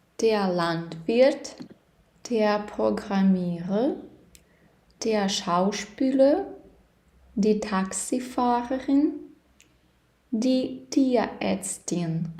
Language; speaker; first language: German; non-native, fluent; Ukrainian